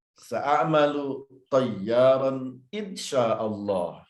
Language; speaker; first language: Arabic; non-native, fluent; Indonesian